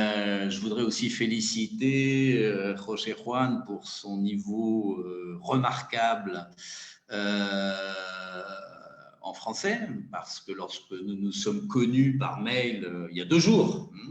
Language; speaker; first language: French; native; French